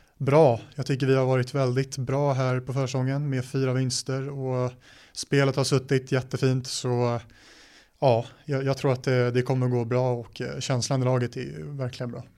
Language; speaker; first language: Swedish; native; Swedish